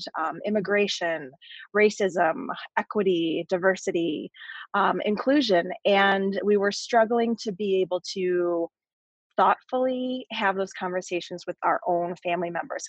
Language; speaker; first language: English; native; English